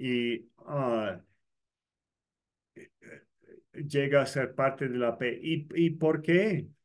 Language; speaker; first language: Spanish; non-native, fluent; English